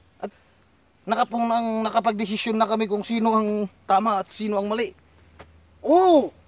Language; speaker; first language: Filipino; non-native, local second language; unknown